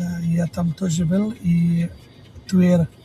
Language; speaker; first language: Russian; non-native, learner; Hindi